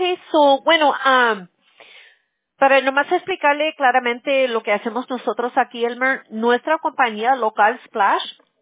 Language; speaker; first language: Spanish; early bilingual, other home language; English